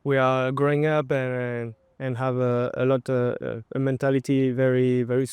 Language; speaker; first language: English; non-native, fluent; French